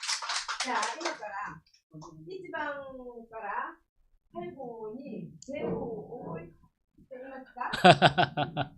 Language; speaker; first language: Japanese; non-native, learner; Korean